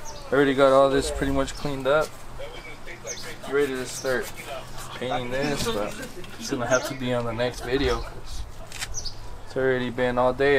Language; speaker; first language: English; early bilingual, other home language; Spanish